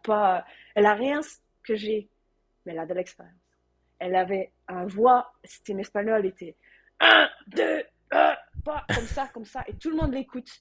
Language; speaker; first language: French; non-native, learner; Dutch